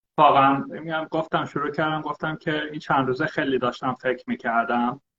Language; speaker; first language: Persian; early bilingual, heritage; Persian